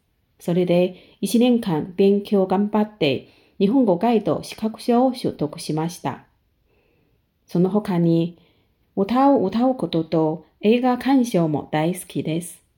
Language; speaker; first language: Japanese; non-native, fluent; Chinese